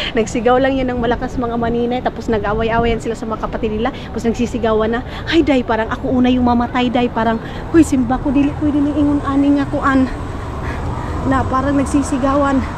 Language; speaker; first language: Filipino; non-native, local second language; Cebuano